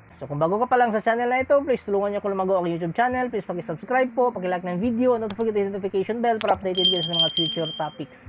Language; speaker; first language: Filipino; non-native, local second language; Cebuano